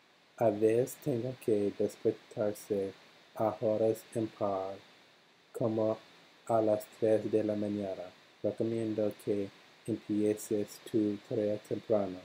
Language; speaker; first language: Spanish; non-native, learner; English